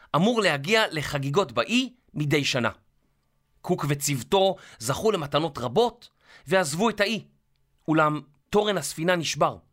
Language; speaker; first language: Hebrew; native; Hebrew